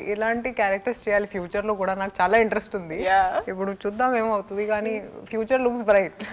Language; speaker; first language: Telugu; non-native, local second language; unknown